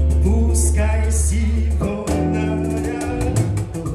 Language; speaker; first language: Russian; non-native, fluent; French